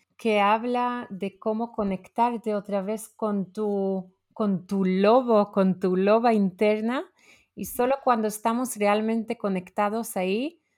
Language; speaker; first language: Spanish; non-native, fluent; Hebrew